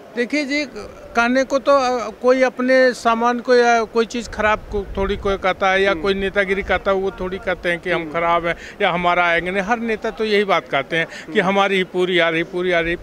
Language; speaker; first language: Hindi; native; Hindi